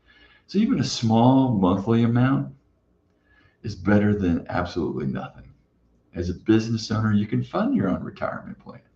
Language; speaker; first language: English; native; English